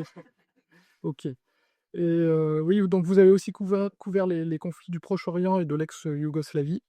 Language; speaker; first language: French; native; French